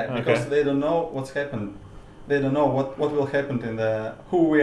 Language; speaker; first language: English; non-native, learner; Russian